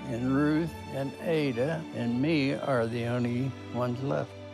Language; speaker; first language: English; native; English